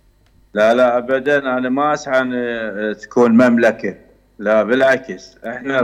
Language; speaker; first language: Arabic; native; Arabic